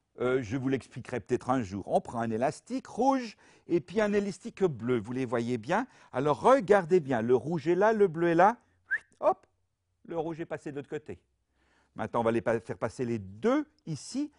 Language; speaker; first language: French; native; French